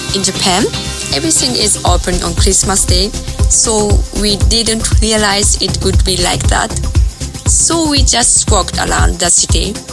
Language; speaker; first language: English; non-native, learner; Japanese